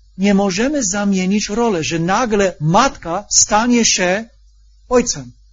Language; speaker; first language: Polish; non-native, fluent; English